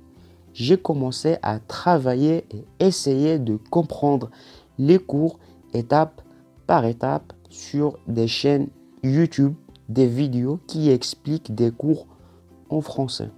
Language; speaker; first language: French; non-native, local second language; Arabic